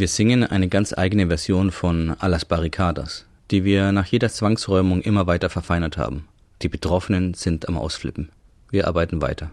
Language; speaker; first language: German; native; German